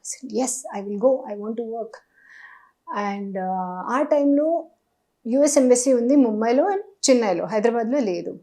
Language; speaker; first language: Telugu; non-native, learner; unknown